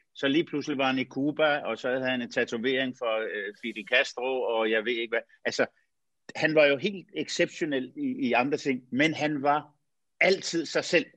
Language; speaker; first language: Danish; native; Danish